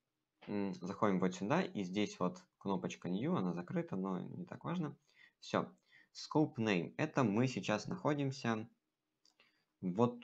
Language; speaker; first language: Russian; native; Russian